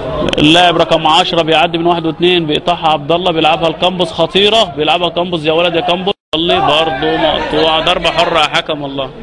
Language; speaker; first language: Arabic; native; Arabic